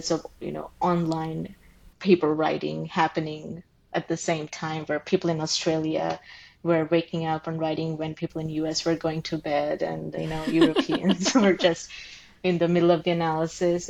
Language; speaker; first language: English; non-native, local second language; Bangla